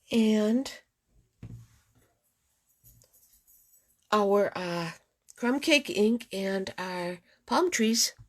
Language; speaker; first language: English; native; English